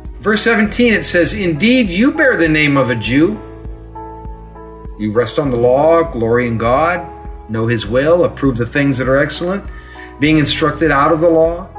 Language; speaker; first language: English; native; English